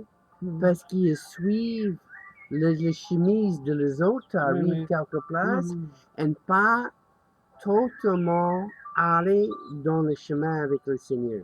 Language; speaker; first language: French; non-native, learner; English